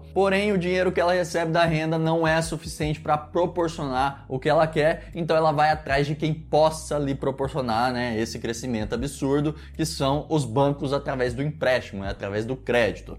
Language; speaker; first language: Portuguese; native; Portuguese